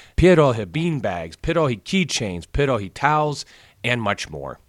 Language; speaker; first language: English; native; English